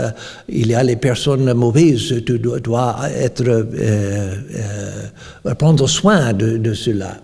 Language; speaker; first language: French; non-native, fluent; English